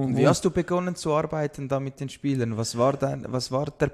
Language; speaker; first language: German; native; German